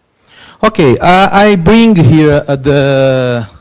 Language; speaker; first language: English; non-native, learner; Portuguese